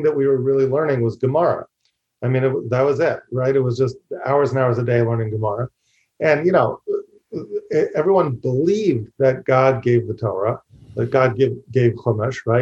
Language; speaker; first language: English; native; English